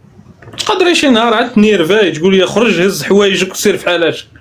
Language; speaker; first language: Arabic; native; Arabic